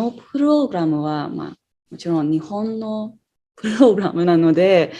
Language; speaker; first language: Japanese; non-native, fluent; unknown